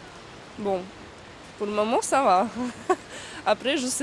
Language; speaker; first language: French; non-native, learner; Russian